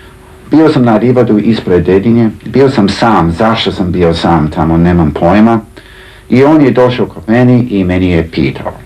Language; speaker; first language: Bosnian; early bilingual, heritage; Serbian